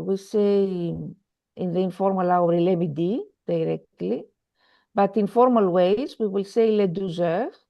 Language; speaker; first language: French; non-native, fluent; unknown